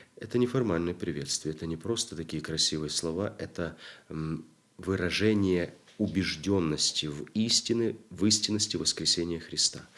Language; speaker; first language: Russian; native; Russian